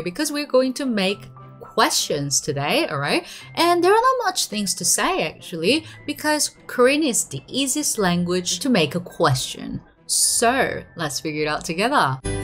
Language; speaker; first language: English; non-native, fluent; Korean